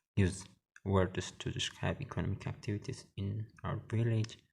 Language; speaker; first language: English; non-native, local second language; Amharic